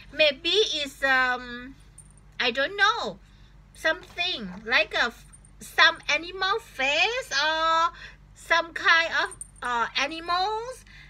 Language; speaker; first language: English; non-native, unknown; Thai